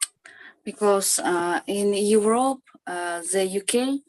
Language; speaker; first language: English; non-native, learner; Kyrgyz